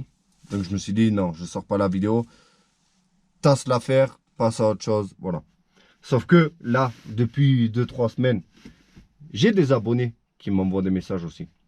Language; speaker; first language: French; native; French